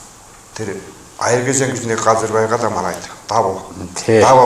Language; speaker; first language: Mongolian; non-native, local second language; Kazakh